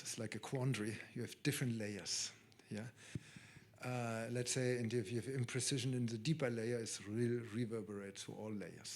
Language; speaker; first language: English; non-native, fluent; German